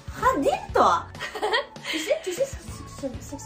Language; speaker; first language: French; non-native, learner; Japanese